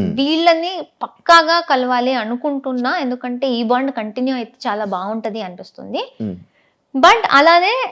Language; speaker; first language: Telugu; non-native, local second language; Tamil